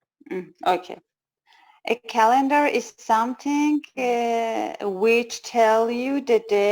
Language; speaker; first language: English; non-native, learner; Persian